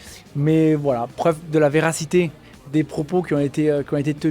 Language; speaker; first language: French; native; French